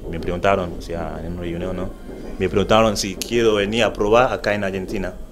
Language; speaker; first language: Spanish; non-native, fluent; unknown